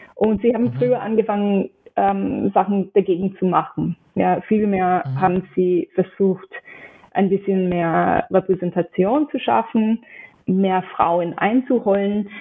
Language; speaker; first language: German; non-native, fluent; English